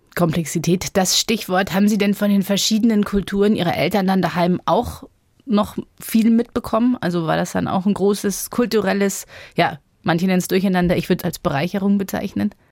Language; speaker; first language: German; native; German